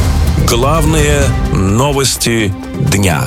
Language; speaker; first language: Russian; native; Russian